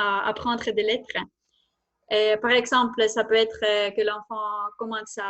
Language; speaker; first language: French; non-native, fluent; Estonian